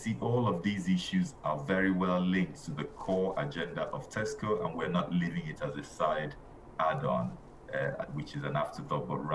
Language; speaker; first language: English; non-native, local second language; Igbo